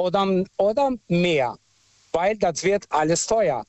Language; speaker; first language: German; non-native, fluent; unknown